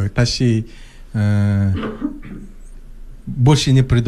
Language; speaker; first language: Korean; non-native, learner; Russian